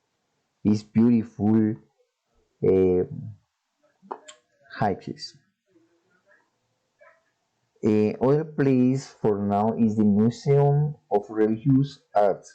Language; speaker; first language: English; non-native, learner; Spanish